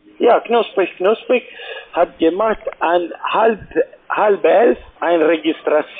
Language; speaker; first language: German; non-native, learner; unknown